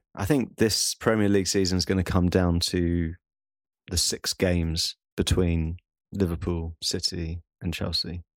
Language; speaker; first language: English; native; English